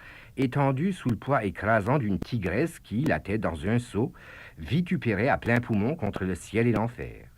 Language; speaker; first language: French; native; French